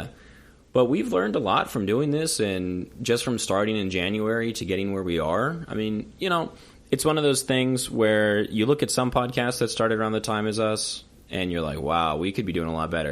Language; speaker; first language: English; native; English